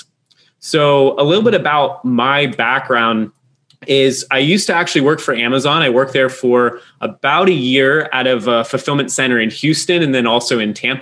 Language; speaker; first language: English; native; English